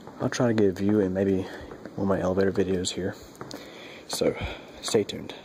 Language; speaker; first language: English; native; English